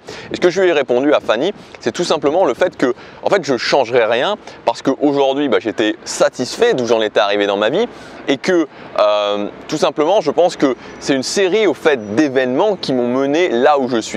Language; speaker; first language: French; native; French